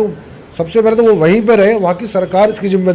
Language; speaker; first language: Hindi; native; Hindi